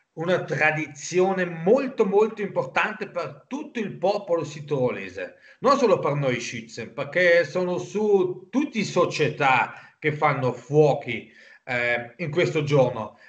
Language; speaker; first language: Italian; non-native, local second language; German